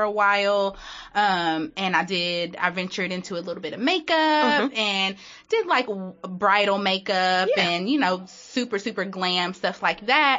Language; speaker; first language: English; native; English